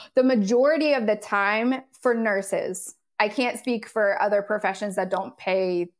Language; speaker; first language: English; native; English